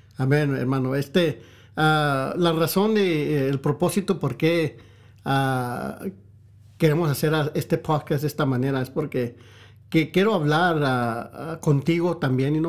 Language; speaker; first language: Spanish; early bilingual, heritage; Spanish